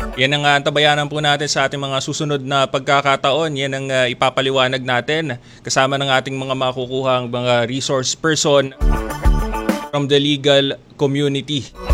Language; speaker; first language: Filipino; native; Filipino